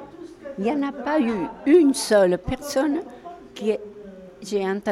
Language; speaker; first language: French; non-native, fluent; Spanish